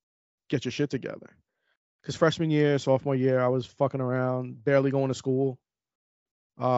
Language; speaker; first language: English; native; English